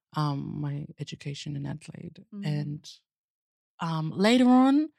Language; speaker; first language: English; native; English